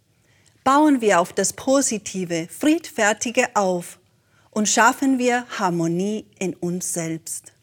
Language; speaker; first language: German; native; German